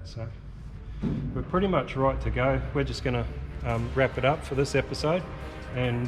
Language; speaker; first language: English; native; English